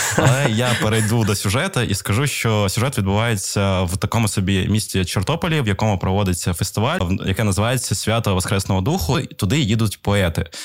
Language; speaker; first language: Ukrainian; native; Ukrainian